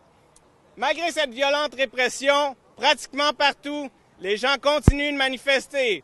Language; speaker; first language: French; native; French